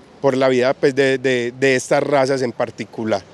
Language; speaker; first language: Spanish; native; Spanish